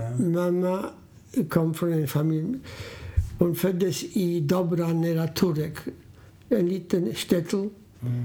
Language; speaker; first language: Swedish; non-native, fluent; Polish